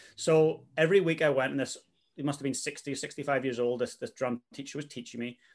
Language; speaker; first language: English; native; English